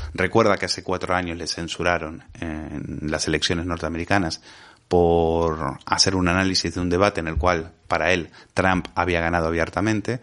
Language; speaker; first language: Spanish; native; Spanish